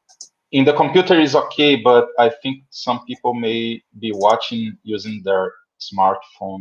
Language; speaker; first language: English; non-native, fluent; Portuguese